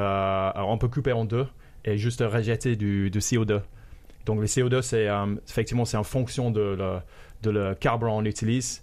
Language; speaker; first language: French; non-native, fluent; English